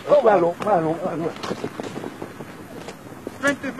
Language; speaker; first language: Dutch; non-native, learner; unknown